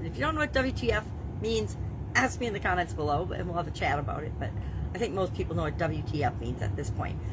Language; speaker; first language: English; native; English